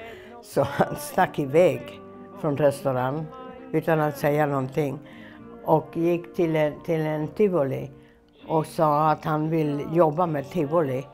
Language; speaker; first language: Swedish; non-native, fluent; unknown